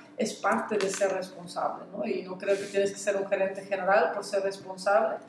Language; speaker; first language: Spanish; non-native, fluent; Dutch